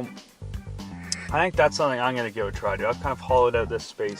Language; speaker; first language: English; native; English